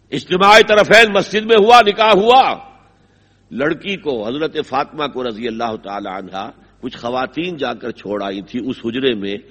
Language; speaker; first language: Urdu; native; Urdu